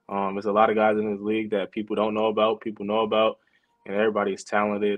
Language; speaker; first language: English; native; English